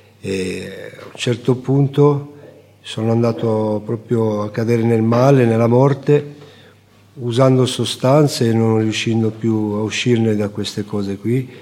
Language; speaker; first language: Italian; native; Italian